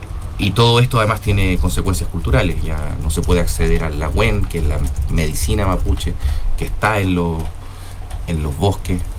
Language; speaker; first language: Spanish; native; Spanish